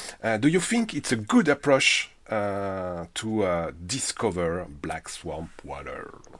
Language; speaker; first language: English; non-native, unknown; French